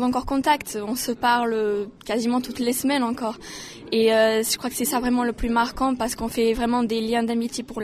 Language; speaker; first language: French; non-native, fluent; Portuguese